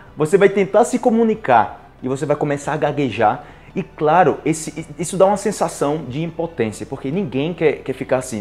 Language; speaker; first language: Portuguese; native; Portuguese